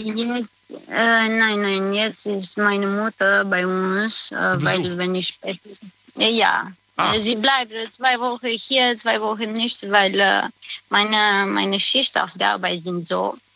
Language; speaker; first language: German; non-native, learner; Romanian